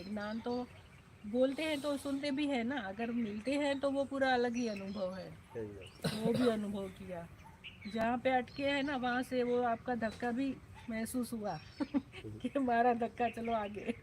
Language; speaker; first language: Hindi; native; Hindi